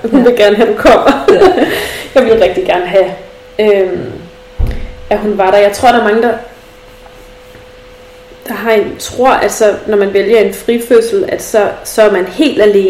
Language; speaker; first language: Danish; native; Danish